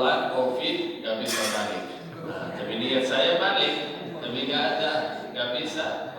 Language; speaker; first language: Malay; non-native, learner; Arabic